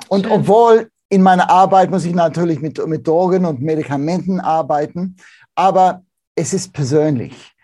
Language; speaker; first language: German; non-native, learner; English